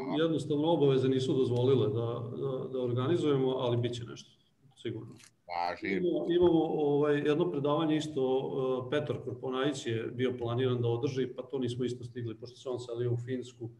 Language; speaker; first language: Serbian; native; Serbian